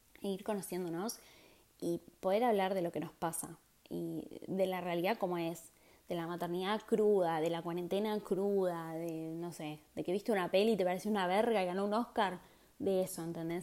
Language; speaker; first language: Spanish; native; Spanish